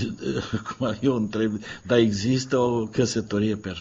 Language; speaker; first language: Romanian; non-native, local second language; Hungarian